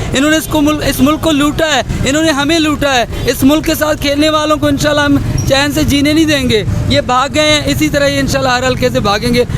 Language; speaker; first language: Urdu; non-native, local second language; Punjabi